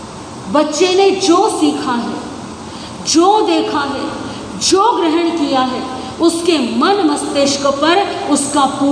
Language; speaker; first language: Hindi; native; Hindi